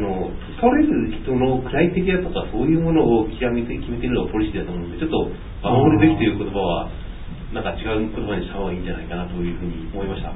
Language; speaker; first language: Japanese; native; Japanese